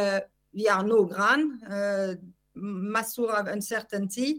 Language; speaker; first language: Swedish; non-native, fluent; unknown